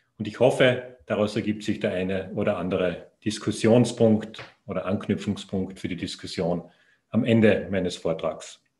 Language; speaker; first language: German; native; German